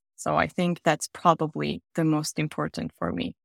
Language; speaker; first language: English; non-native, fluent; Georgian